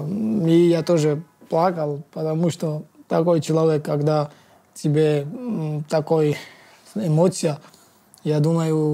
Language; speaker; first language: Russian; non-native, learner; Georgian